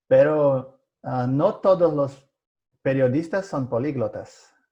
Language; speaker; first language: Spanish; non-native, fluent; Portuguese